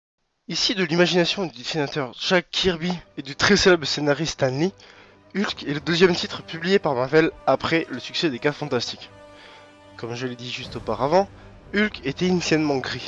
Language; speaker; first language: French; native; French